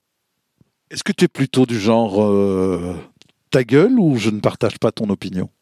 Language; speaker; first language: French; native; French